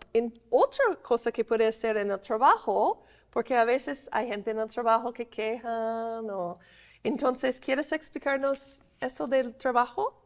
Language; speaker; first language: Spanish; non-native, fluent; English